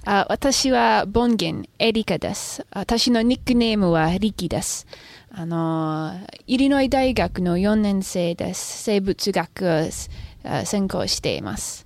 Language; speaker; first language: Japanese; non-native, learner; English